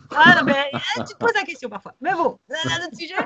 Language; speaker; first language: French; native; French